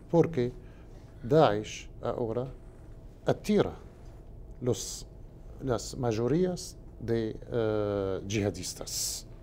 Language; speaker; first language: Spanish; non-native, learner; Arabic